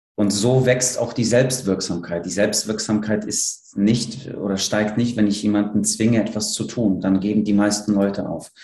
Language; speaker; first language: German; early bilingual, other home language; Polish